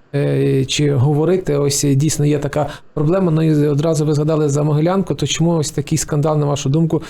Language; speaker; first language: Ukrainian; native; Ukrainian